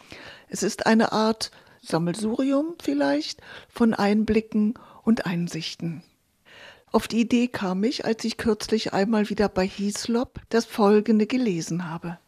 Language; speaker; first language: German; native; German